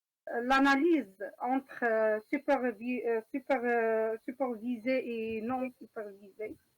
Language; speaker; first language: French; non-native, learner; Arabic